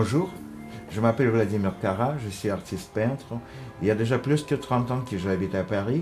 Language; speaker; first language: French; non-native, fluent; Russian